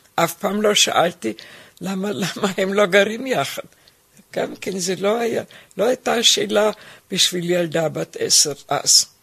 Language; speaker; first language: Hebrew; non-native, fluent; German